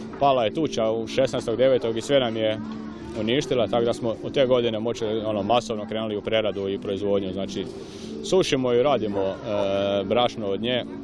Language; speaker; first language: Croatian; native; Croatian